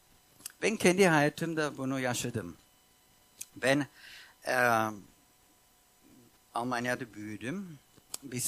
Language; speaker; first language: Turkish; non-native, fluent; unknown